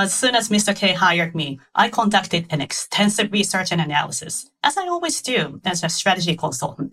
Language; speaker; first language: English; non-native, fluent; Japanese